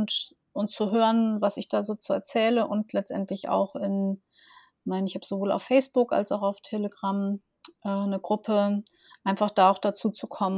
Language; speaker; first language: German; native; German